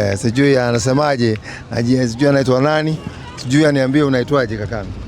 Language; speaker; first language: Swahili; non-native, local second language; Kikuyu